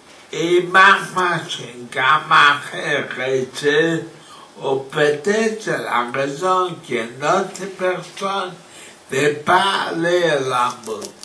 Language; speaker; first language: French; non-native, fluent; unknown